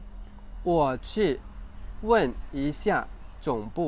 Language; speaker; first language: Chinese; non-native, fluent; Khmer